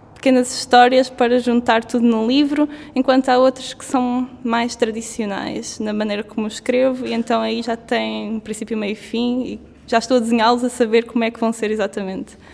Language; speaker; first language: Portuguese; native; Portuguese